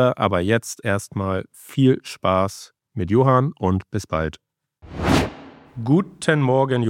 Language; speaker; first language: German; native; German